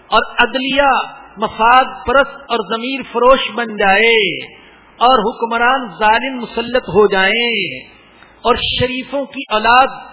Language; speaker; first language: Urdu; non-native, local second language; Punjabi